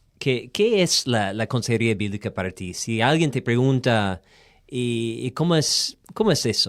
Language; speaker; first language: Spanish; non-native, fluent; English